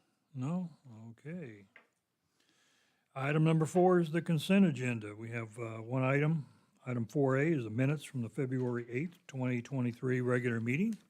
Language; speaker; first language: English; native; English